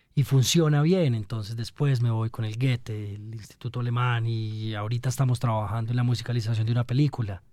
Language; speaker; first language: Spanish; native; Spanish